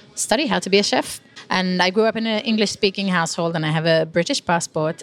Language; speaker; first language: English; non-native, fluent; Hebrew